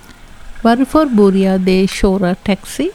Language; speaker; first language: Swedish; non-native, learner; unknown